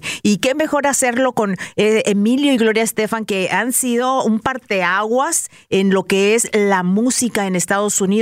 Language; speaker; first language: Spanish; native; Spanish